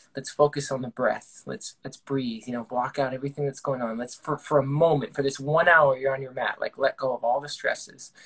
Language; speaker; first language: English; native; English